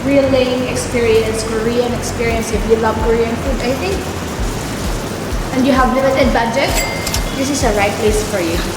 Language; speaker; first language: English; non-native, local second language; Filipino